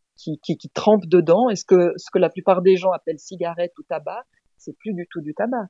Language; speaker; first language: French; native; French